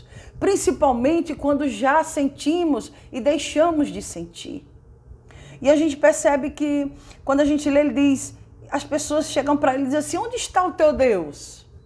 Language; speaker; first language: Portuguese; native; Portuguese